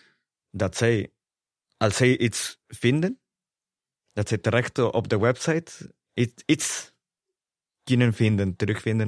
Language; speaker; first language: Dutch; non-native, fluent; Spanish